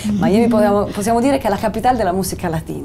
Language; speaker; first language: Italian; native; Italian